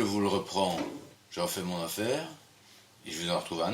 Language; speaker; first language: French; native; French